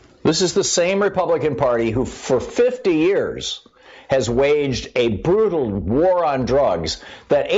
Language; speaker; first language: English; native; English